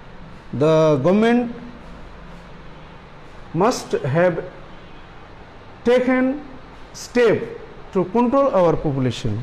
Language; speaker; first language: English; non-native, local second language; Bangla